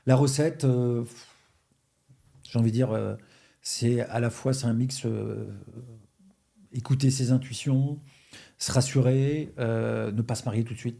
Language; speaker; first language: French; native; French